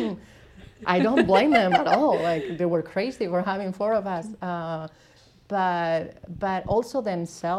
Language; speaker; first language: English; non-native, fluent; Spanish